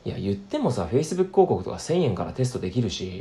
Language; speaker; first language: Japanese; native; Japanese